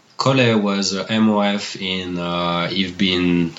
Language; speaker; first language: English; non-native, fluent; French